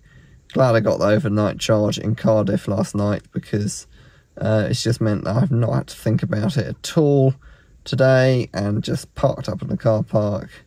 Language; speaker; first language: English; native; English